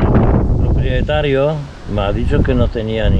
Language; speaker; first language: Spanish; non-native, fluent; Polish